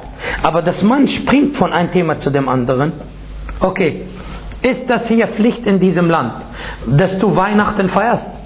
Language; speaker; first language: German; non-native, fluent; Arabic